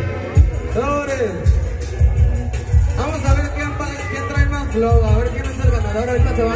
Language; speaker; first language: Spanish; native; Spanish